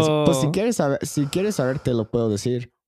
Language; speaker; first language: Spanish; non-native, fluent; English